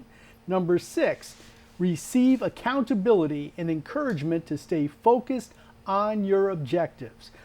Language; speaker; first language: English; native; English